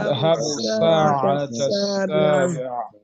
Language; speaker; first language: Arabic; non-native, learner; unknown